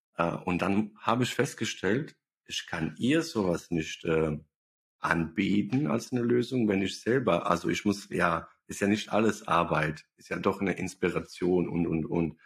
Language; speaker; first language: German; non-native, fluent; Bosnian